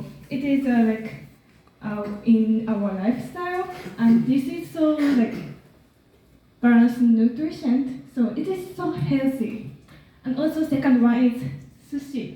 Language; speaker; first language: English; non-native, learner; Japanese